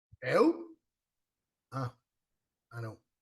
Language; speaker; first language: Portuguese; non-native, learner; Spanish